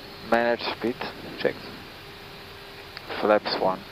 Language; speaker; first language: English; non-native, fluent; Italian